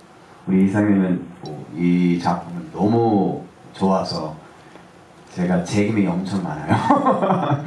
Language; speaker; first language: Korean; early bilingual, heritage; English